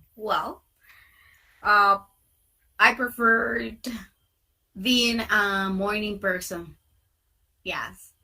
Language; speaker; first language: English; non-native, fluent; Spanish